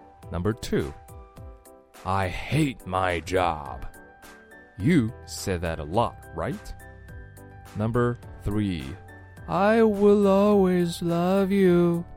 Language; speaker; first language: English; non-native, fluent; Chinese